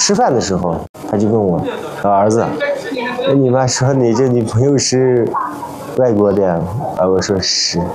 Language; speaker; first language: Chinese; non-native, local second language; Uyghur